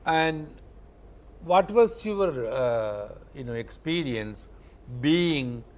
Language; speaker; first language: English; non-native, local second language; Malayalam